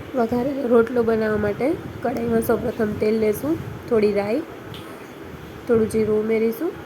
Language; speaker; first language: Gujarati; native; Gujarati